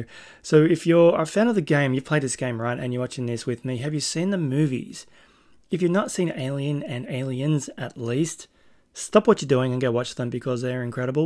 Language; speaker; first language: English; native; English